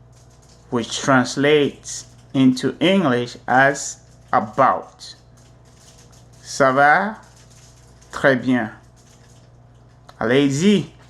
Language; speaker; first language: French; non-native, fluent; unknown